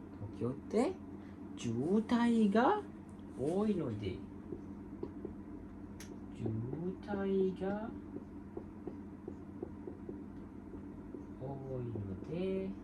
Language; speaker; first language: Japanese; non-native, fluent; Sinhala